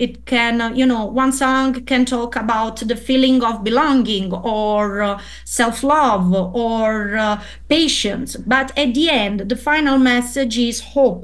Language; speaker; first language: English; non-native, fluent; Italian